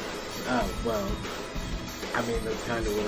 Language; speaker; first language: English; native; English